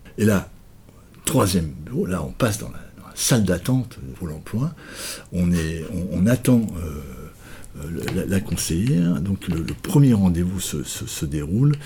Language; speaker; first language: French; native; French